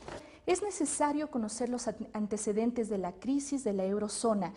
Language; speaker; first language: Spanish; native; Spanish